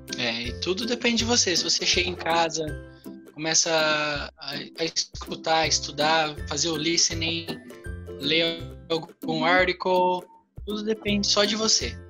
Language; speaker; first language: Portuguese; native; Portuguese